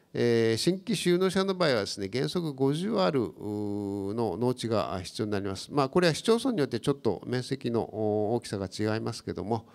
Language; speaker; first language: Japanese; native; Japanese